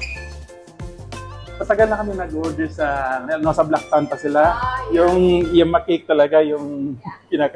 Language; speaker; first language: Filipino; non-native, local second language; Cebuano